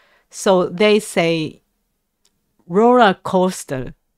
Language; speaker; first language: English; non-native, learner; Japanese